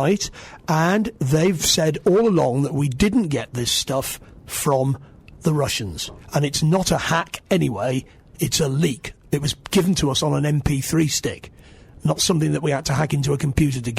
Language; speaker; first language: English; native; English